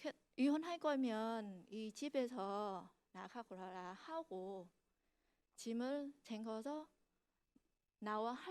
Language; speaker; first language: Korean; non-native, fluent; Vietnamese